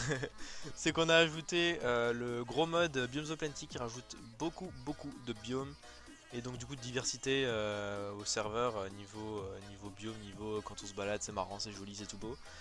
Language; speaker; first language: French; native; French